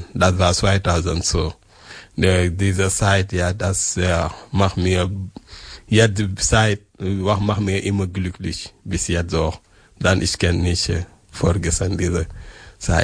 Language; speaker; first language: German; non-native, learner; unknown